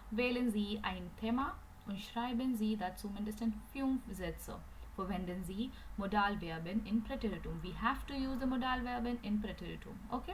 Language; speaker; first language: German; non-native, learner; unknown